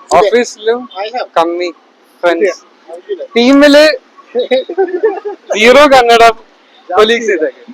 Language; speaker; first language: Kannada; non-native, learner; Malayalam